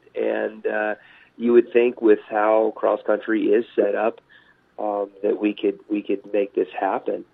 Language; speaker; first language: English; native; English